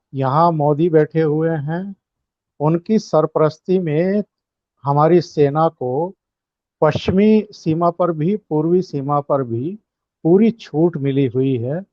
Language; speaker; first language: Hindi; native; Hindi